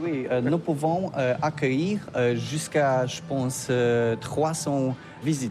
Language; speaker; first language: French; non-native, learner; Polish